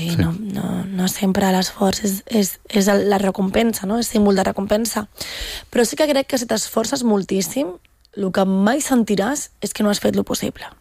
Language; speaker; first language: Catalan; non-native, local second language; Spanish